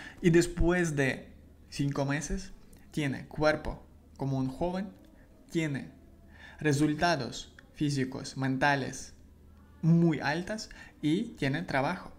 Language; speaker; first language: Spanish; non-native, learner; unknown